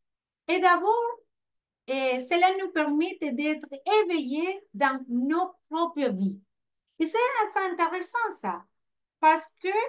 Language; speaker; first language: French; non-native, fluent; Spanish